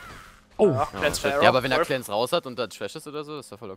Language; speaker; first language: German; native; German